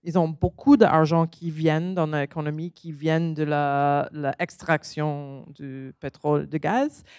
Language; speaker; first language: French; non-native, learner; English